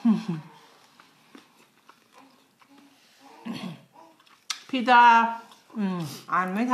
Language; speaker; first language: Thai; native; Thai